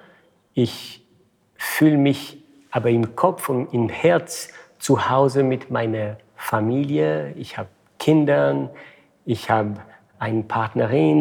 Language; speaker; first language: German; non-native, fluent; French